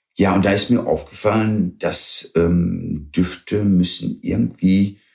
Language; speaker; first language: German; early bilingual, other home language; English